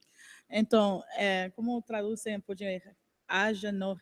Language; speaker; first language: Portuguese; non-native, learner; English